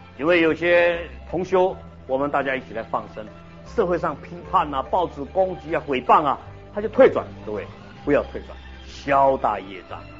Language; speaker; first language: Chinese; early bilingual, heritage; Chinese